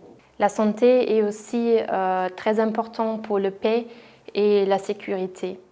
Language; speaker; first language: French; non-native, fluent; German